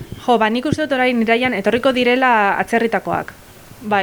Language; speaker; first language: Basque; non-native, local second language; Spanish